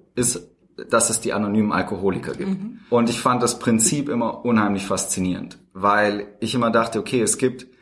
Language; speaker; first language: German; native; German